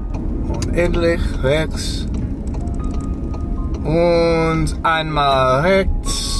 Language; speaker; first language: German; non-native, learner; English